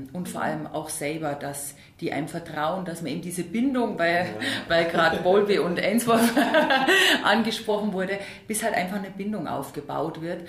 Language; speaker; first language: German; native; German